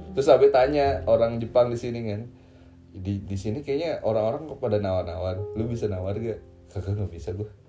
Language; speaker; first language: Indonesian; native; Indonesian